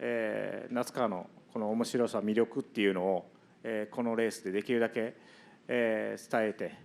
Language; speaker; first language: Japanese; native; Japanese